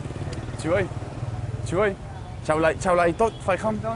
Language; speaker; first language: Vietnamese; non-native, learner; English